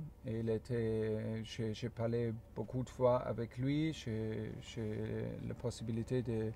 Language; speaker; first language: French; non-native, fluent; German